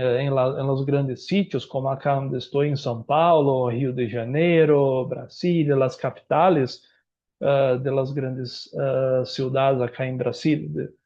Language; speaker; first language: Spanish; non-native, learner; Portuguese